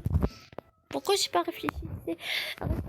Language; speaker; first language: French; non-native, learner; Arabic